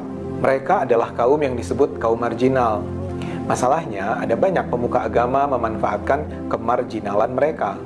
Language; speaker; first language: Indonesian; native; Indonesian